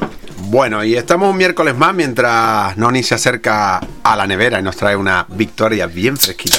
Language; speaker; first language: Spanish; native; Spanish